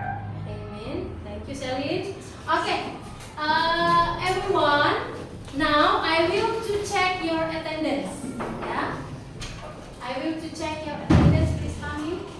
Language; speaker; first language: English; non-native, learner; Indonesian